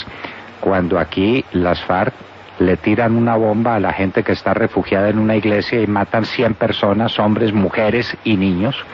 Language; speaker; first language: Spanish; native; Spanish